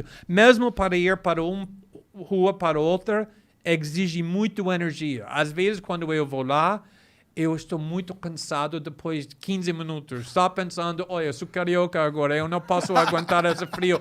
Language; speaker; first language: Portuguese; non-native, fluent; English